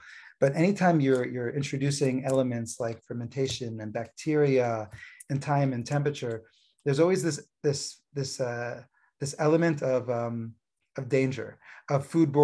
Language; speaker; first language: English; native; English